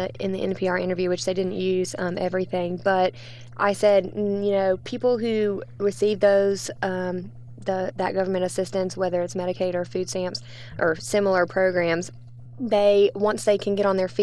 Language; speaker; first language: English; native; English